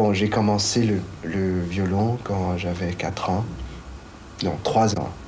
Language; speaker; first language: French; non-native, fluent; Chinese